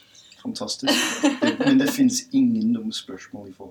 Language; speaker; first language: Norwegian; non-native, fluent; English